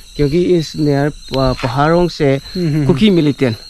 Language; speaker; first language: Hindi; non-native, local second language; Manipuri